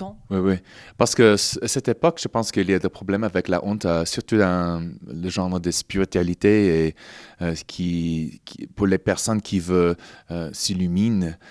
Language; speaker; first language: French; non-native, fluent; English